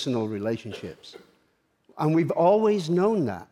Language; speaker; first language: English; native; English